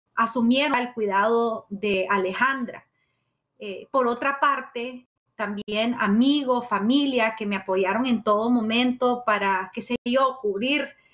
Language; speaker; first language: Spanish; native; Spanish